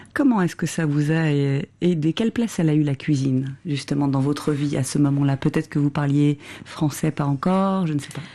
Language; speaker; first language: French; native; French